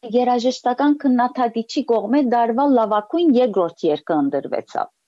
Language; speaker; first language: Armenian; early bilingual, heritage; Armenian